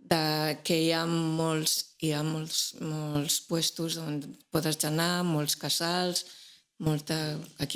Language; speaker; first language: Catalan; non-native, local second language; Spanish